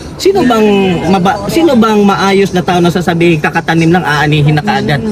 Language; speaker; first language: Filipino; non-native, local second language; Cebuano